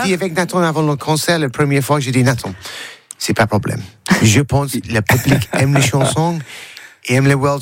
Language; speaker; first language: French; non-native, learner; English